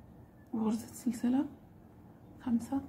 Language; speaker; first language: Arabic; native; Arabic